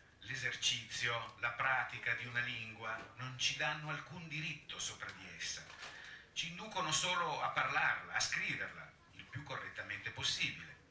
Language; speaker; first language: Italian; native; Italian